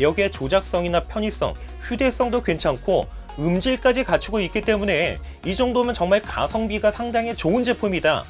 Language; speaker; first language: Korean; native; Korean